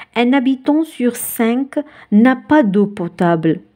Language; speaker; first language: French; non-native, local second language; Arabic